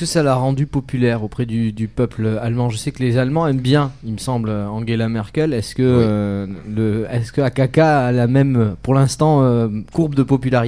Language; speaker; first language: French; native; French